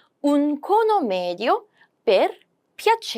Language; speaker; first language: Italian; non-native, fluent; Korean